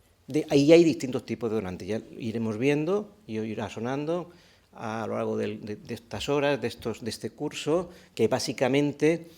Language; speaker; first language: Spanish; native; Spanish